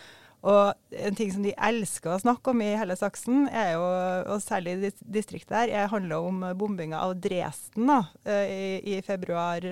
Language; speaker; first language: Norwegian; native; Norwegian